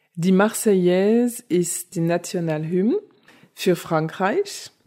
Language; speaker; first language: German; non-native, fluent; French